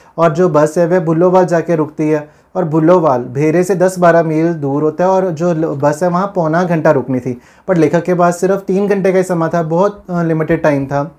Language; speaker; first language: Hindi; non-native, local second language; Punjabi